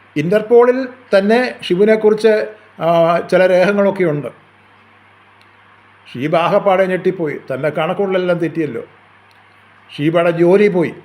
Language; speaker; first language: Malayalam; native; Malayalam